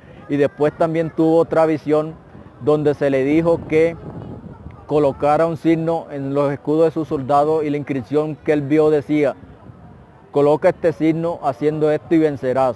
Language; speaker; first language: Spanish; native; Spanish